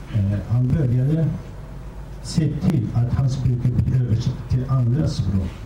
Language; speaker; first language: Swedish; non-native, fluent; Kurdish